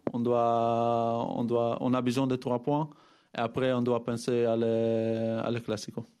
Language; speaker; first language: French; non-native, fluent; Dutch